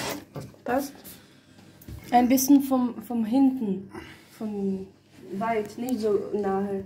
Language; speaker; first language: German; non-native, learner; Slovak